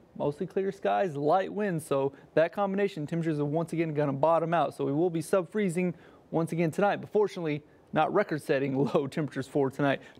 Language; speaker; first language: English; native; English